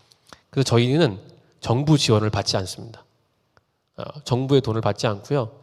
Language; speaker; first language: Korean; native; Korean